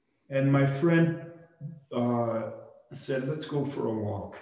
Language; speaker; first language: English; non-native, fluent; Spanish